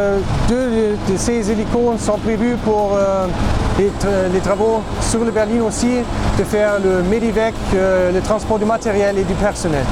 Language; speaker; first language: French; non-native, fluent; German